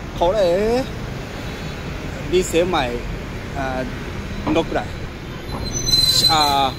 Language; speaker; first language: Vietnamese; non-native, learner; Japanese